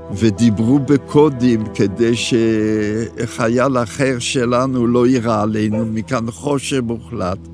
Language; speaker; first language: Hebrew; non-native, fluent; French